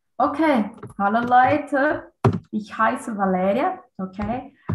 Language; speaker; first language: German; non-native, learner; Portuguese